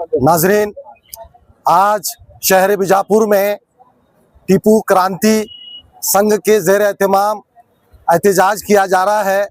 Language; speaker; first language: Urdu; native; Urdu